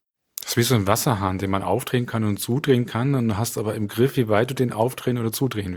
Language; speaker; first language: German; native; German